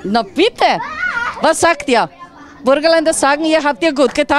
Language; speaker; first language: German; non-native, learner; Croatian